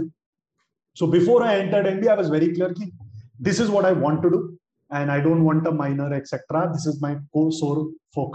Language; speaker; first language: English; non-native, local second language; Hindi